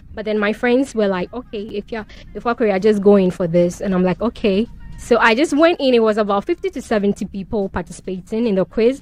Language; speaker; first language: English; non-native, local second language; Akan